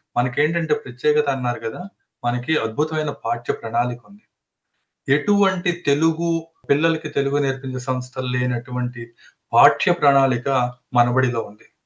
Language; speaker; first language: Telugu; native; Telugu